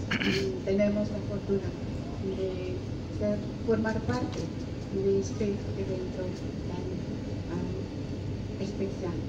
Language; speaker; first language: Spanish; non-native, fluent; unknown